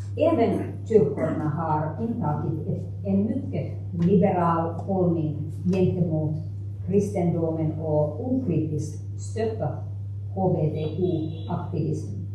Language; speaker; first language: Swedish; non-native, local second language; Finnish